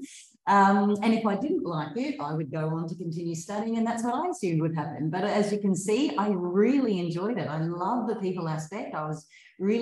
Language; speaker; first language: English; native; English